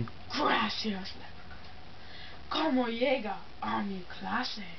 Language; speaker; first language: Spanish; non-native, learner; English